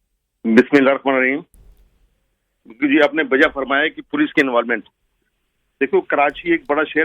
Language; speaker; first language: Urdu; native; Urdu